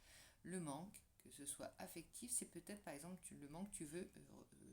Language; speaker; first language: French; native; French